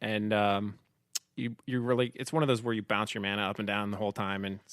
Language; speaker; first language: English; native; English